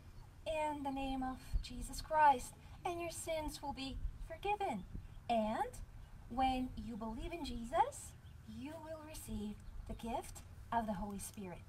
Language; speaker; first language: English; non-native, fluent; Bulgarian